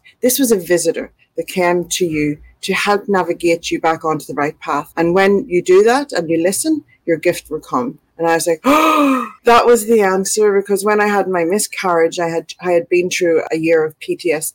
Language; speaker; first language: English; native; English